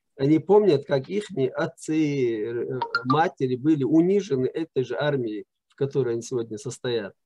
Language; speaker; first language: Russian; non-native, local second language; Chechen